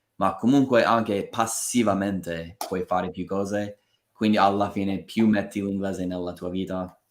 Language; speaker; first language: Italian; non-native, fluent; English